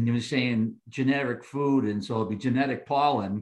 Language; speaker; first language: English; native; English